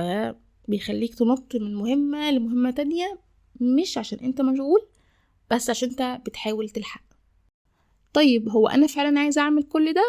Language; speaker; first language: Arabic; native; Arabic